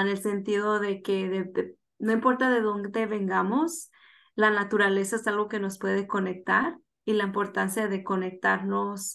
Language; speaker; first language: Spanish; early bilingual, heritage; Spanish